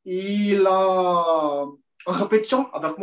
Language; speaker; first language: French; non-native, learner; Portuguese